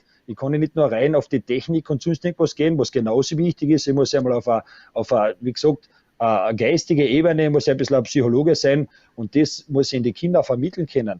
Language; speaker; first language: German; native; German